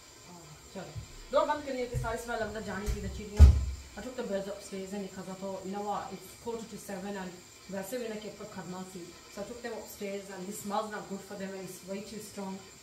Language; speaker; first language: English; early bilingual, other home language; Punjabi